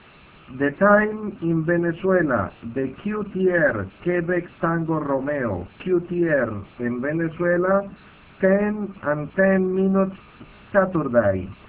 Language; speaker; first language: English; non-native, learner; Spanish